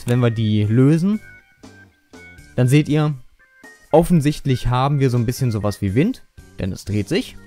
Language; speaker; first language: German; native; German